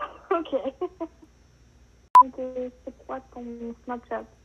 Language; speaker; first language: French; non-native, learner; English